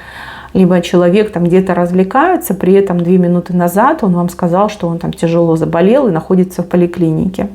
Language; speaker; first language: Russian; native; Russian